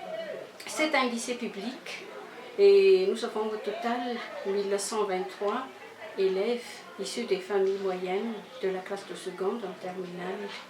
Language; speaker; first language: French; non-native, local second language; Malagasy